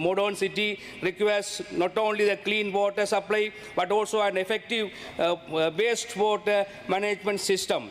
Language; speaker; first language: English; non-native, local second language; Tamil